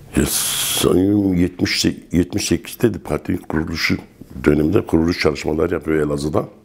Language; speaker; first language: Turkish; non-native, local second language; Kurdish